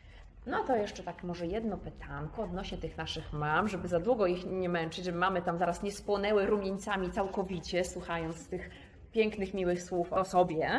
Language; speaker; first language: Polish; native; Polish